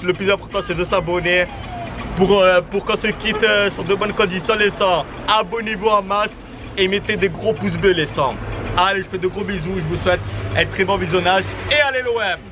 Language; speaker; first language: French; native; French